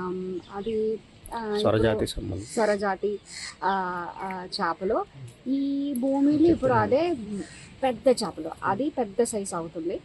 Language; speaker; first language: Telugu; non-native, fluent; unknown